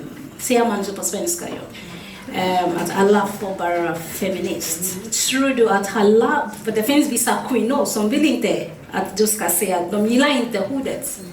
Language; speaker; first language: Swedish; non-native, fluent; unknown